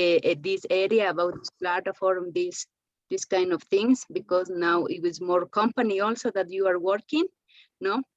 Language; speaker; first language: English; non-native, learner; Spanish